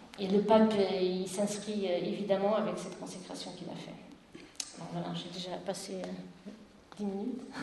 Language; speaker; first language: French; non-native, fluent; Portuguese